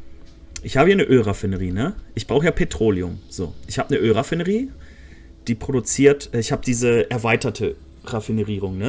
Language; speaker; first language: German; native; German